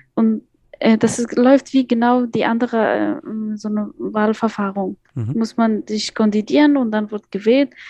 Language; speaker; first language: German; non-native, fluent; Persian